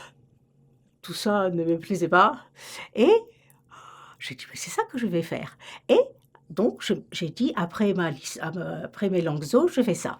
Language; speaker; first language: French; native; French